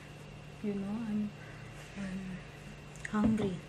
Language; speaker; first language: English; non-native, learner; Indonesian